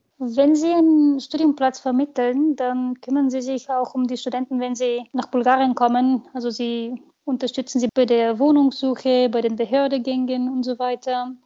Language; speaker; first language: German; non-native, fluent; Bulgarian